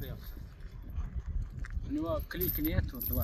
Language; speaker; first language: Russian; non-native, local second language; Turkmen